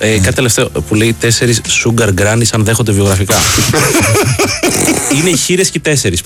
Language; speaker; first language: Greek; native; Greek